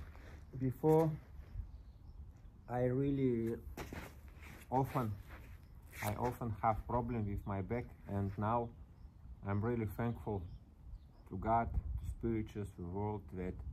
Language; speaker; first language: English; non-native, learner; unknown